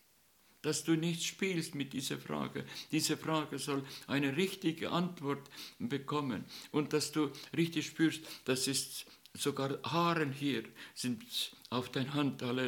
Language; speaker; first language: German; non-native, learner; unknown